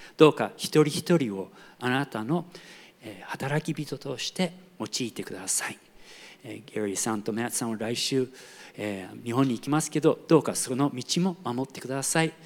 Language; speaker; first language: Japanese; non-native, local second language; English